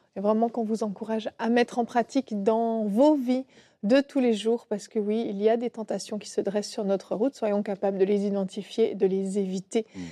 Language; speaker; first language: French; native; French